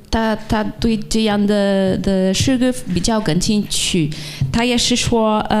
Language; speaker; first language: Chinese; non-native, fluent; Portuguese